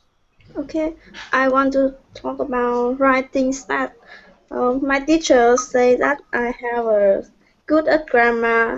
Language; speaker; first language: English; non-native, learner; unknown